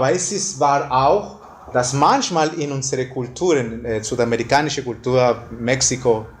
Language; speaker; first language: German; non-native, fluent; Spanish